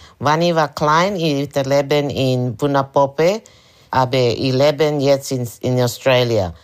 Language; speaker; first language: German; early bilingual, heritage; German